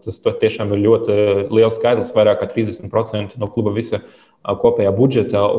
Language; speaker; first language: Latvian; early bilingual, other home language; Lithuanian